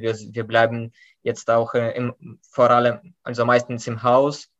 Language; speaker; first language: German; non-native, fluent; Ukrainian